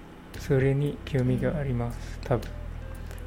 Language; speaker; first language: Japanese; non-native, learner; English